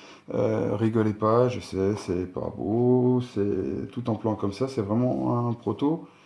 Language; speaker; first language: French; native; French